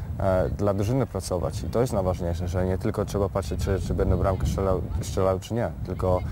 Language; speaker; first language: Polish; early bilingual, heritage; Polish